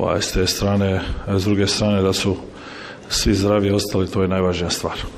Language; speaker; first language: Bosnian; native; Bosnian